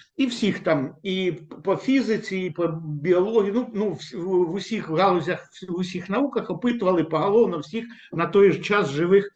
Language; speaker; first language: Ukrainian; native; Ukrainian